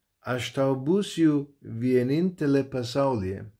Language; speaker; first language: Lithuanian; non-native, learner; Turkish